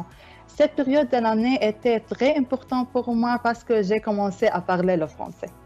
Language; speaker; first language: French; non-native, learner; Arabic